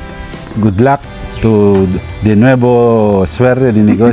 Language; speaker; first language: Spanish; non-native, learner; Filipino